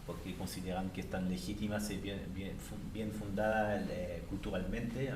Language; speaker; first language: Spanish; native; Spanish